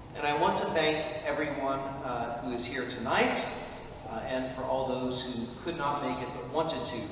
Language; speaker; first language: English; native; English